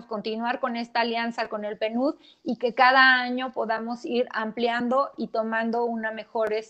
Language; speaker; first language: Spanish; native; Spanish